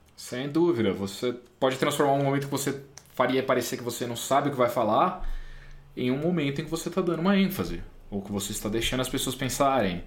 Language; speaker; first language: Portuguese; native; Portuguese